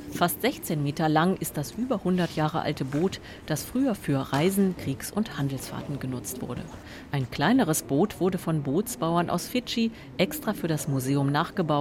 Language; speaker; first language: German; native; German